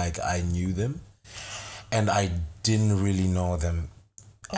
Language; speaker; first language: English; non-native, local second language; Shona